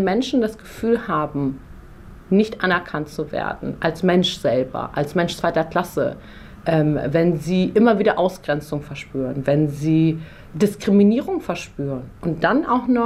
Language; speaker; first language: German; early bilingual, other home language; Persian